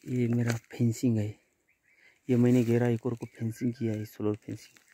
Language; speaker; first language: Hindi; non-native, local second language; Marathi